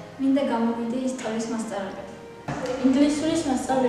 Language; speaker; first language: Georgian; non-native, local second language; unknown